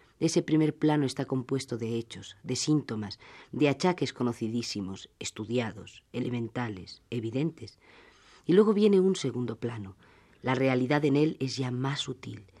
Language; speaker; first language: Spanish; native; Spanish